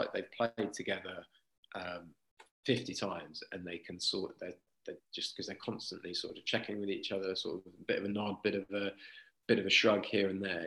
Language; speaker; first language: English; native; English